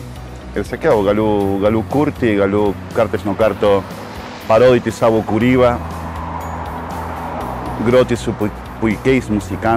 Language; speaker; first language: Lithuanian; non-native, fluent; Spanish